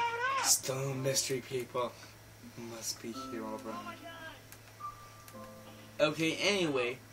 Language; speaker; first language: English; native; English